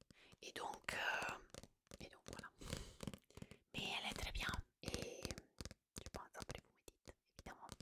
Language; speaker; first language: French; non-native, fluent; Italian